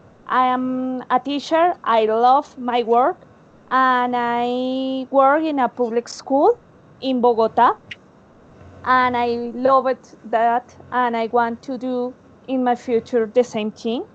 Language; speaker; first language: English; non-native, learner; Spanish